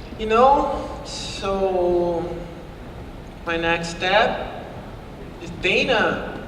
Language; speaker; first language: English; non-native, learner; Portuguese